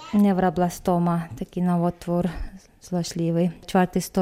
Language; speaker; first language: Polish; non-native, learner; Chechen